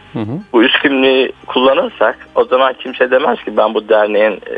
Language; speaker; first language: Turkish; native; Turkish